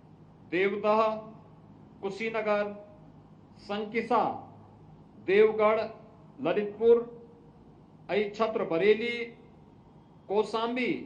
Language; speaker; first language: Hindi; native; Hindi